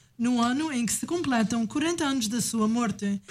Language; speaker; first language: Portuguese; native; Portuguese